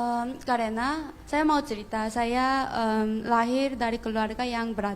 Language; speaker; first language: Indonesian; non-native, fluent; Korean